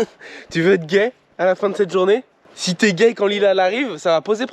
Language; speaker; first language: French; native; French